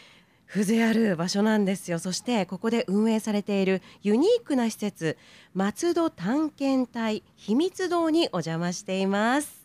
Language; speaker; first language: Japanese; native; Japanese